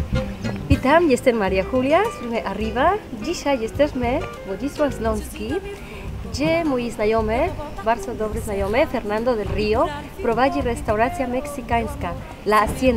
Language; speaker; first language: Polish; non-native, fluent; Spanish